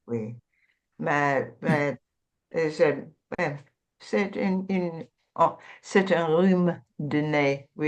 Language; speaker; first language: French; non-native, learner; English